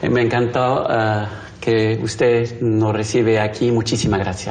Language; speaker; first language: Spanish; non-native, learner; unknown